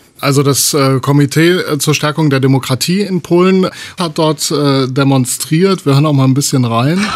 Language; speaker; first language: German; native; German